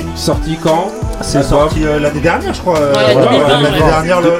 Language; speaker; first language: French; native; French